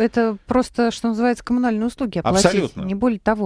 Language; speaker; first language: Russian; native; Russian